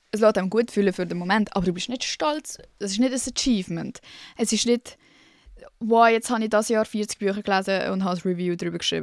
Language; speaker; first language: German; native; German